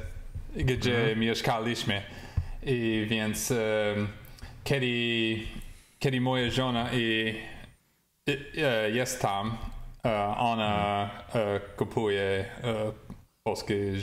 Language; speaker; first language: Polish; non-native, learner; English